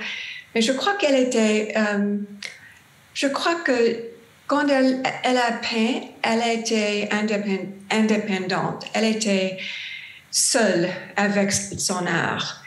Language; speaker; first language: French; non-native, learner; English